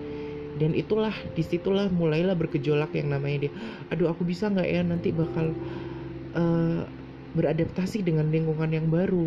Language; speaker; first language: Indonesian; native; Indonesian